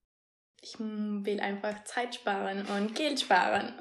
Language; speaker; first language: German; non-native, fluent; Spanish